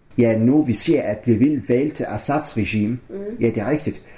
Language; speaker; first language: Danish; non-native, learner; Arabic